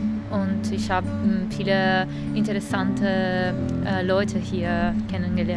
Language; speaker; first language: German; non-native, fluent; Italian